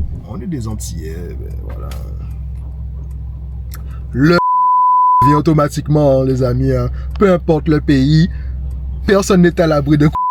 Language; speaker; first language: French; native; French